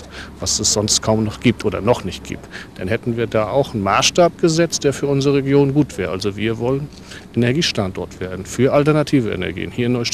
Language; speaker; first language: German; native; German